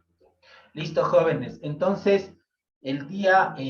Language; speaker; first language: Spanish; native; Spanish